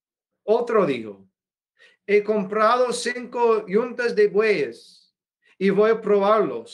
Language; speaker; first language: Spanish; non-native, fluent; English